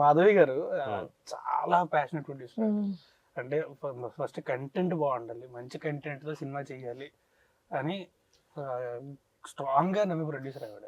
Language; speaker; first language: Telugu; native; Telugu